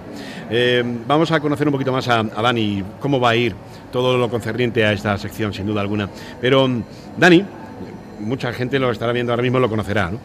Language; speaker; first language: Spanish; native; Spanish